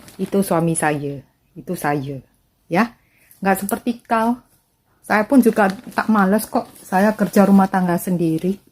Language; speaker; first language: Indonesian; native; Indonesian